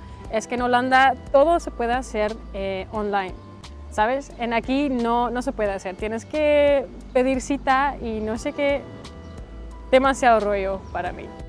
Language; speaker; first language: Spanish; non-native, fluent; Dutch